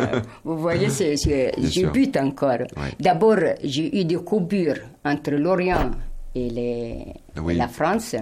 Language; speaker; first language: French; non-native, fluent; Arabic